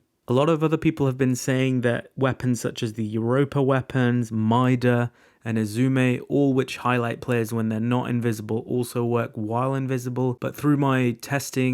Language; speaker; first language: English; native; English